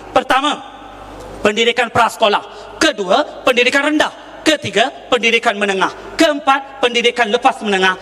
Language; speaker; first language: Malay; non-native, local second language; Tamil